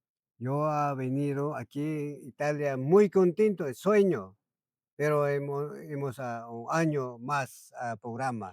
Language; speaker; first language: Spanish; non-native, local second language; Quechua